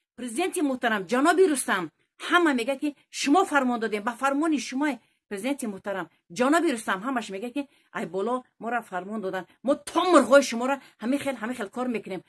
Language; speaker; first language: Tajik; native; Tajik